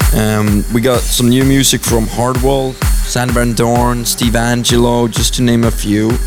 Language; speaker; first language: English; non-native, fluent; Swedish